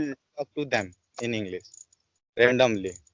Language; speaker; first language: English; non-native, learner; Odia